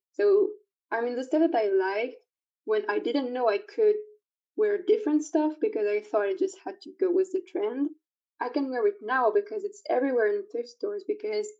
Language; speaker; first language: English; non-native, fluent; French